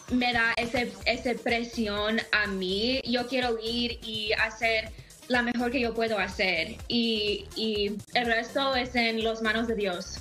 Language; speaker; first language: Spanish; early bilingual, other home language; English